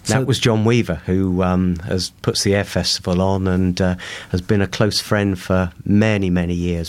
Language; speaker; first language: English; native; English